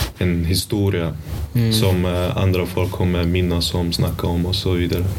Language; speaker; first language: Swedish; early bilingual, other home language; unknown